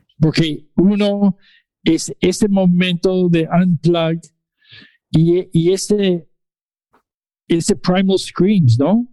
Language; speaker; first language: Spanish; non-native, fluent; English